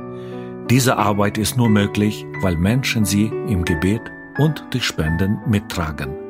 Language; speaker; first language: German; native; German